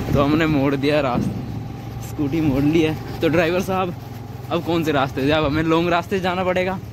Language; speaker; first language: Hindi; native; Hindi